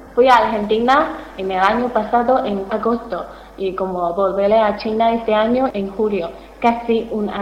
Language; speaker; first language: Spanish; non-native, learner; Chinese